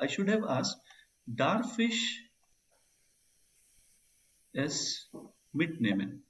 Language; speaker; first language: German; non-native, fluent; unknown